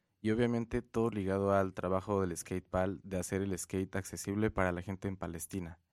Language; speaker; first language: Spanish; native; Spanish